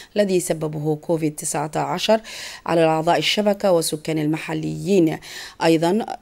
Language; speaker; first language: Arabic; non-native, local second language; Somali